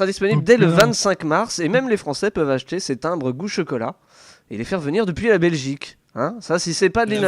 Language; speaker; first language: French; native; French